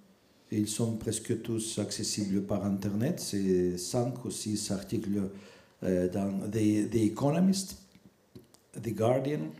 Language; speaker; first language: French; non-native, fluent; Russian